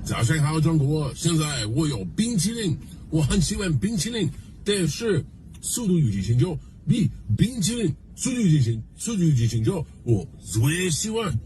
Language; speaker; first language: Chinese; non-native, learner; English